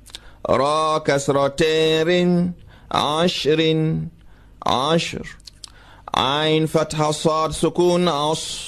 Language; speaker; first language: Arabic; non-native, fluent; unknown